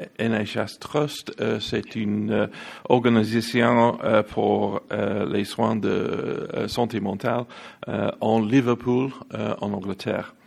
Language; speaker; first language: French; non-native, learner; English